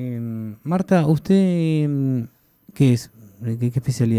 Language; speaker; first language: Spanish; native; Spanish